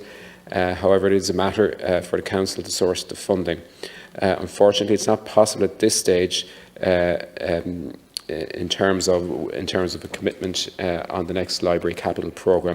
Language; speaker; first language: English; native; English